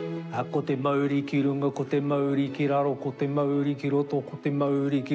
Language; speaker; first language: Māori; non-native, learner; English